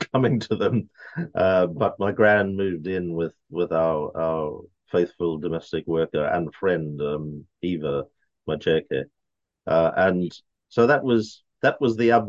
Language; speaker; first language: English; native; English